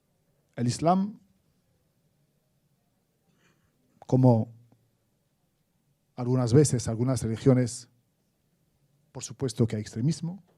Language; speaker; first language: Spanish; non-native, fluent; Arabic